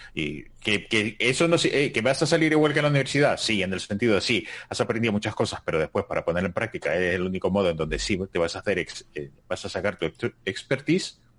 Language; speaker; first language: Spanish; native; Spanish